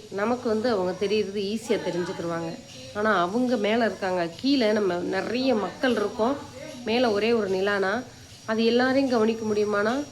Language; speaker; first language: Tamil; native; Tamil